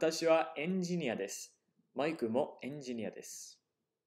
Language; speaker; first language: Japanese; non-native, fluent; English